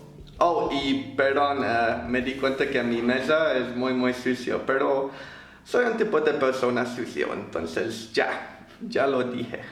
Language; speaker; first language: Spanish; non-native, fluent; English